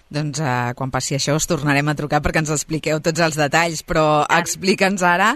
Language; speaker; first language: Catalan; native; Catalan